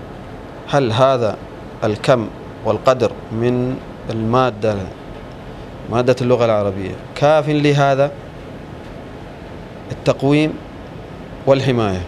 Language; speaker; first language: Arabic; native; Arabic